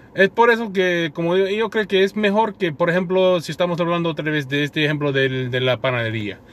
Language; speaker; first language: Spanish; non-native, fluent; English